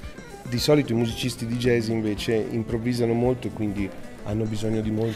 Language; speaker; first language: Italian; native; Italian